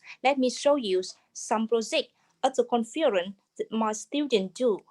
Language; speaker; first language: English; non-native, fluent; Vietnamese